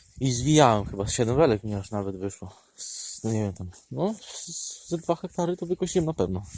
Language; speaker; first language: Polish; native; Polish